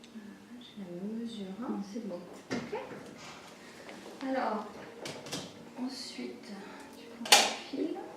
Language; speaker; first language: French; native; French